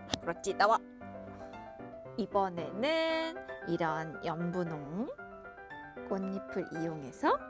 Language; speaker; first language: Korean; native; Korean